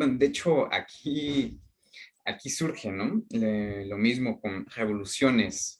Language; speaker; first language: Spanish; native; Spanish